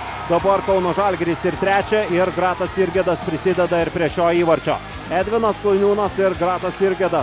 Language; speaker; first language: Lithuanian; native; Lithuanian